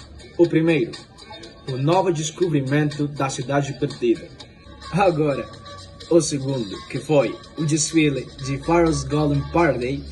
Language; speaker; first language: Portuguese; non-native, fluent; Spanish